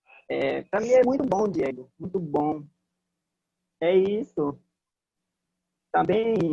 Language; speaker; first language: Portuguese; non-native, local second language; Ticuna